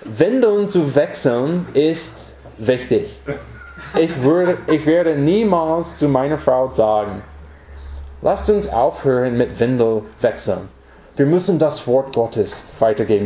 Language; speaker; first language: German; non-native, fluent; English